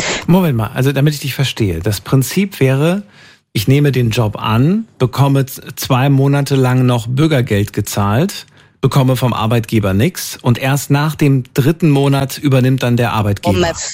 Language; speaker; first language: German; native; German